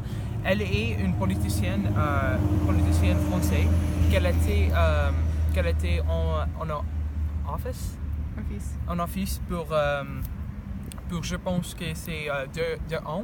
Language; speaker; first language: French; non-native, learner; English